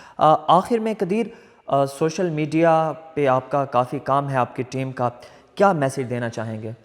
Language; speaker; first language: Urdu; non-native, local second language; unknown